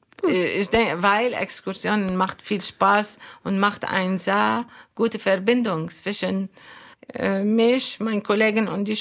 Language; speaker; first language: German; non-native, learner; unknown